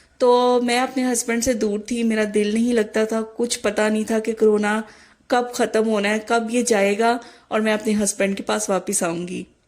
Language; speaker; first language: Urdu; native; Urdu